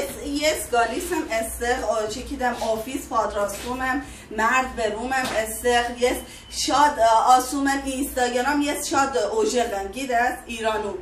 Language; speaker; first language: Armenian; non-native, learner; Persian